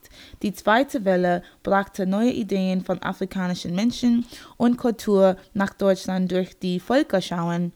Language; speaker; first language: German; non-native, learner; English